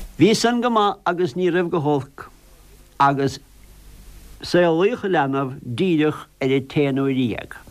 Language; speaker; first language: Irish; native; Irish